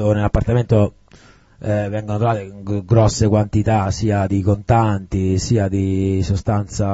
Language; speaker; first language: Italian; native; Italian